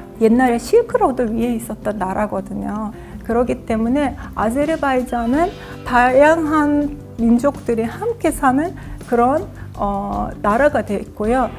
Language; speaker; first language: Korean; non-native, fluent; Azerbaijani